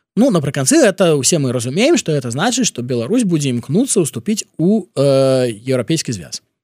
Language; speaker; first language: Belarusian; non-native, local second language; Russian